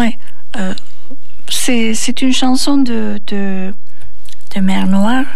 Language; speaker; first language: French; non-native, learner; Turkish